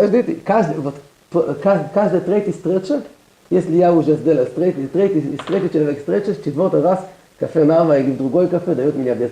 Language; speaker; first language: Russian; non-native, learner; Hebrew